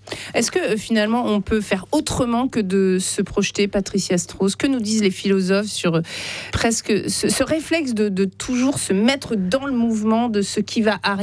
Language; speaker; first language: French; native; French